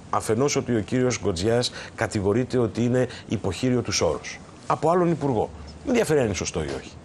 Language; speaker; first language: Greek; native; Greek